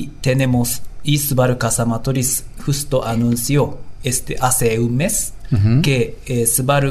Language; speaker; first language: Spanish; non-native, learner; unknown